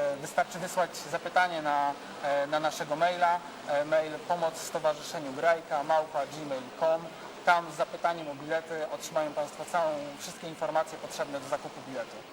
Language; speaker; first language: Polish; native; Polish